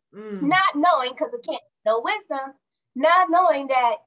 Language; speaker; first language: English; native; English